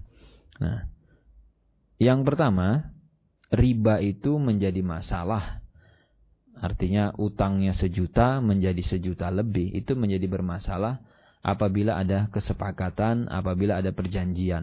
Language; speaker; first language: Indonesian; native; Indonesian